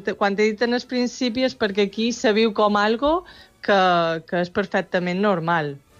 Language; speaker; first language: Catalan; native; Catalan